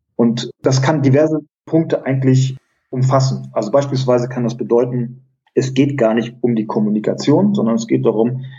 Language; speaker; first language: German; early bilingual, other home language; Greek